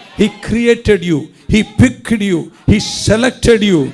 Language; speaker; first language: English; non-native, local second language; Tamil